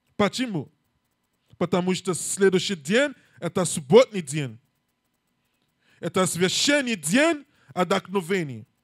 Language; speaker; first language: Russian; non-native, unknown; English